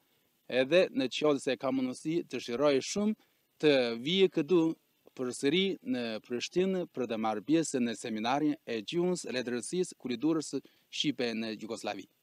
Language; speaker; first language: Albanian; non-native, fluent; Chinese